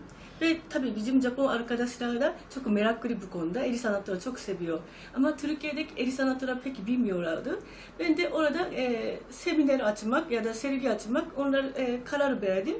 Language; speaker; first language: Turkish; non-native, fluent; Japanese